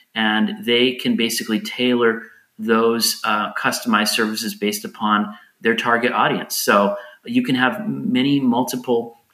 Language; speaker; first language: English; native; English